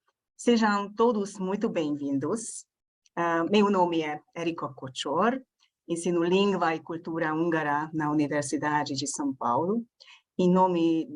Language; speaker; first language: Portuguese; non-native, fluent; Hungarian